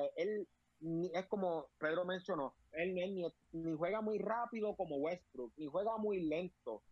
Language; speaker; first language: Spanish; native; Spanish